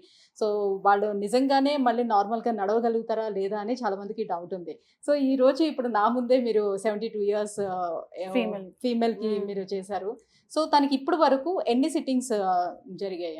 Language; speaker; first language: Telugu; native; Telugu